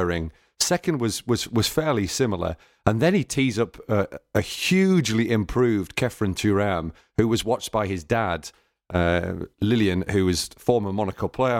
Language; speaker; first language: English; native; English